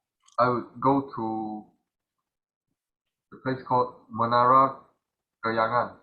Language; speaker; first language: English; non-native, learner; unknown